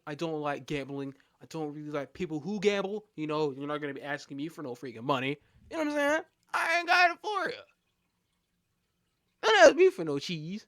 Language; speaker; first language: English; native; English